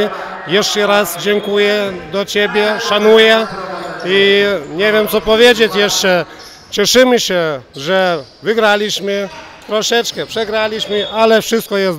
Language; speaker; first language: Polish; non-native, learner; Lithuanian